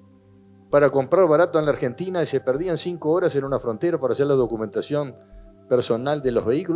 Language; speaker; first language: Spanish; native; Spanish